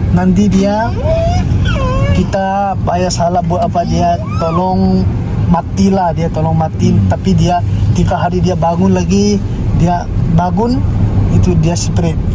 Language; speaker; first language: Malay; non-native, learner; Tedim Chin